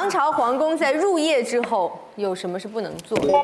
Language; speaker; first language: Chinese; native; Chinese